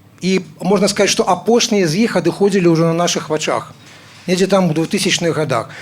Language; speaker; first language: Belarusian; non-native, local second language; Russian